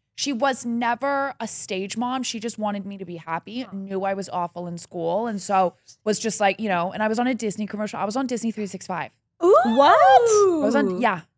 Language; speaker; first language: English; native; English